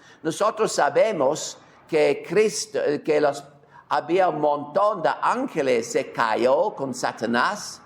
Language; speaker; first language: Spanish; non-native, fluent; English